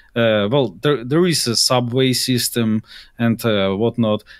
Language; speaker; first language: English; non-native, fluent; Russian